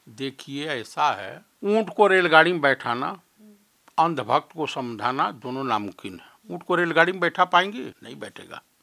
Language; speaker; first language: Hindi; native; Hindi